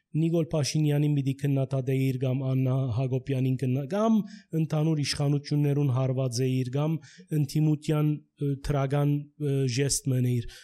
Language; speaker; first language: Armenian; early bilingual, heritage; Armenian